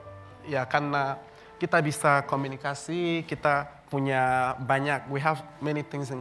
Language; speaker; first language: Indonesian; non-native, fluent; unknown